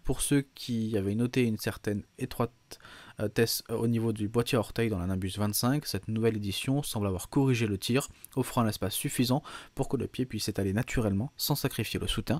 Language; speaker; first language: French; native; French